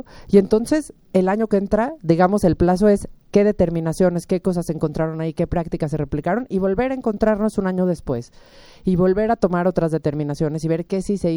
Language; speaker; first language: Spanish; native; Spanish